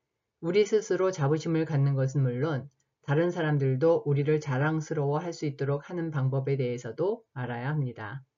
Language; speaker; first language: Korean; native; Korean